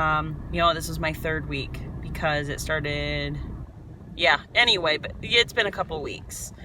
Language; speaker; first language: English; native; English